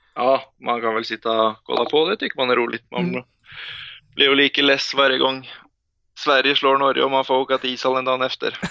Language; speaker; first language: Swedish; non-native, fluent; Norwegian